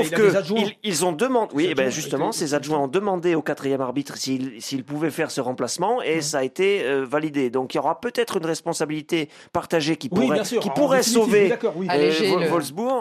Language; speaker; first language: French; native; French